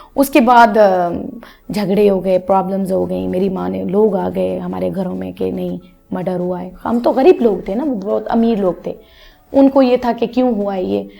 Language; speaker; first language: Urdu; non-native, local second language; Punjabi